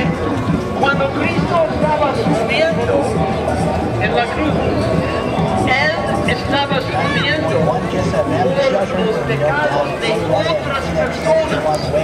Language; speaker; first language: Spanish; non-native, learner; English